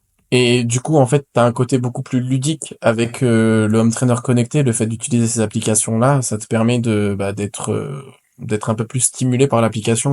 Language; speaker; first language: French; native; French